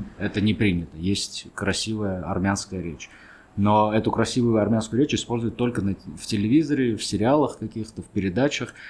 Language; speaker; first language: Russian; early bilingual, other home language; Armenian